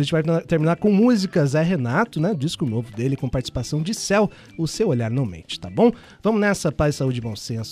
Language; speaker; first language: Portuguese; native; Portuguese